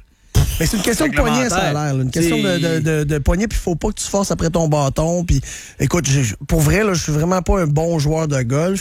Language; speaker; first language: French; native; French